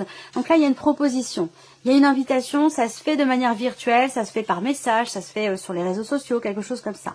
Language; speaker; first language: French; native; French